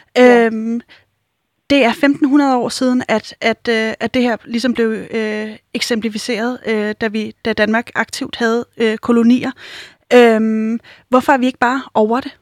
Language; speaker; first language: Danish; native; Danish